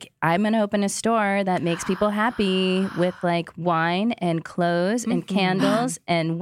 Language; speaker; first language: English; native; English